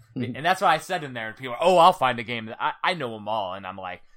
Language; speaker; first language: English; native; English